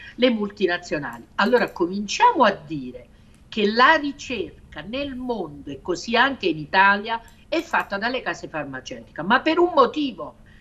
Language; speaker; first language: Italian; native; Italian